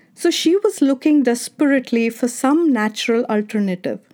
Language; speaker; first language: English; non-native, local second language; Kannada